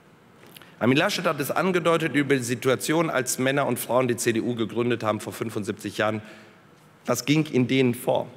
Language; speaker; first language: German; early bilingual, other home language; Polish